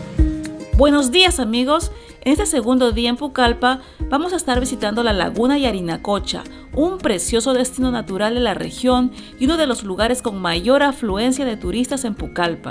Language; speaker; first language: Spanish; native; Spanish